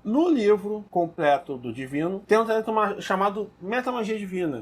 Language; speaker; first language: Portuguese; native; Portuguese